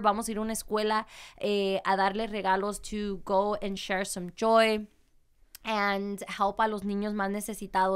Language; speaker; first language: Spanish; early bilingual, heritage; Spanish